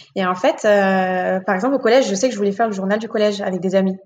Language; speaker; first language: French; native; French